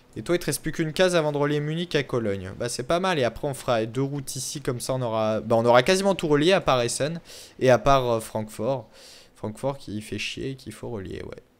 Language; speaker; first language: French; native; French